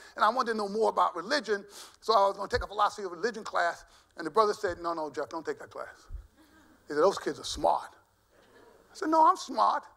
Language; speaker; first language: English; native; English